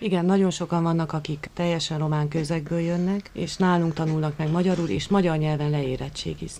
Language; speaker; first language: Hungarian; native; Hungarian